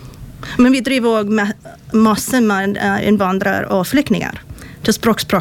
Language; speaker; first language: Norwegian; non-native, fluent; English